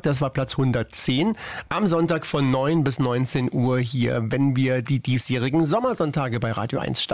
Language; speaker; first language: German; native; German